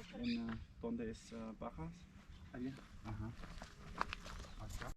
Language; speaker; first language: Spanish; non-native, learner; German